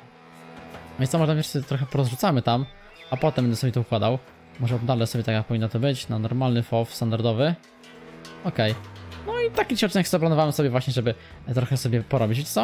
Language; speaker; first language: Polish; native; Polish